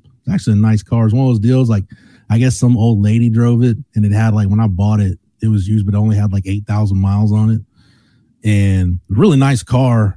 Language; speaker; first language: English; native; English